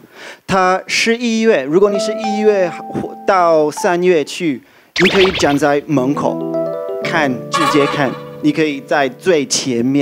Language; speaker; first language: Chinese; non-native, fluent; English